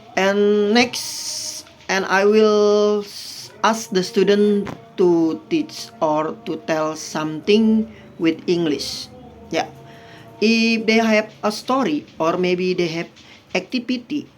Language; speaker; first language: English; non-native, fluent; Indonesian